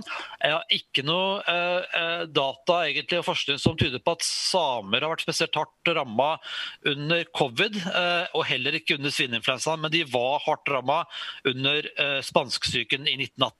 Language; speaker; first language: Norwegian; native; Norwegian